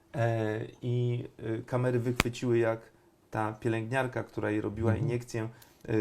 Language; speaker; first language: Polish; native; Polish